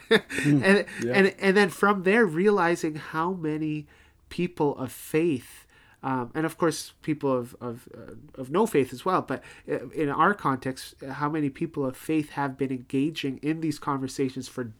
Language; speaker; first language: English; native; English